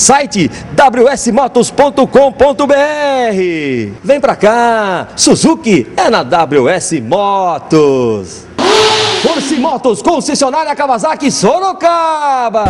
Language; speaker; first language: Portuguese; native; Portuguese